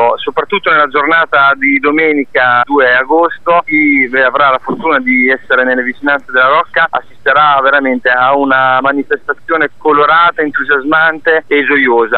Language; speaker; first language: Italian; native; Italian